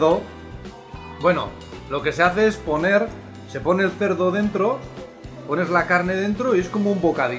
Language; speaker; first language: Spanish; native; Spanish